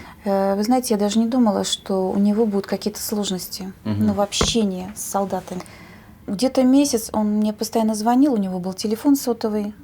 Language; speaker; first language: Russian; native; Russian